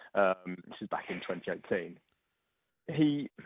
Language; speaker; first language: English; native; English